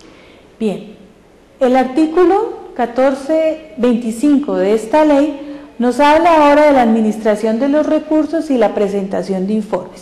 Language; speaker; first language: Spanish; native; Spanish